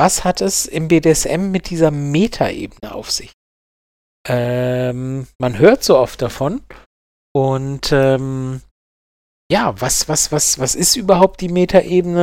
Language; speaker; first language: German; native; German